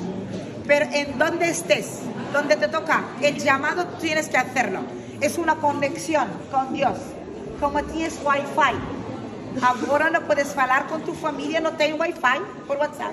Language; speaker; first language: Spanish; non-native, fluent; Arabic